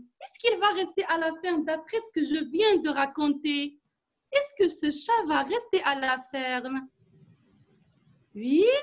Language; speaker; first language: French; non-native, local second language; Arabic